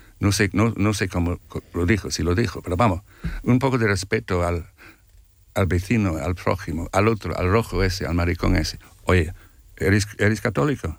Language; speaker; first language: Spanish; non-native, fluent; English